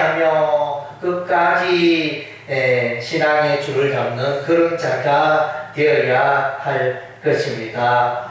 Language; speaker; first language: Korean; native; Korean